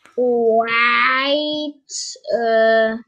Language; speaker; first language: English; non-native, learner; Turkish